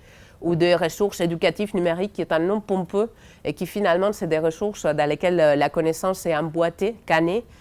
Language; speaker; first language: French; non-native, fluent; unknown